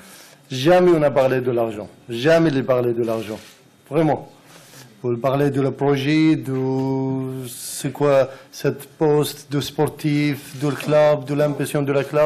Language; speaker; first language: French; non-native, learner; Arabic